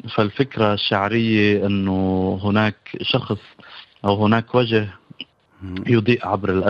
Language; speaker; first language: Arabic; native; Arabic